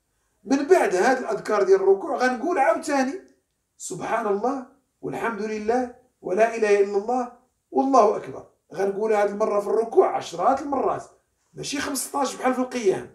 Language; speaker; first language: Arabic; native; Arabic